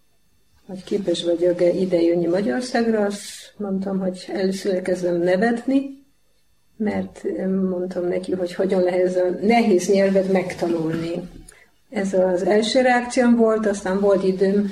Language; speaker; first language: Hungarian; non-native, fluent; Polish